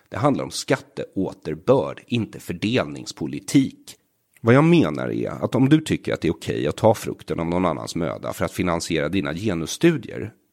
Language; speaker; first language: Swedish; native; Swedish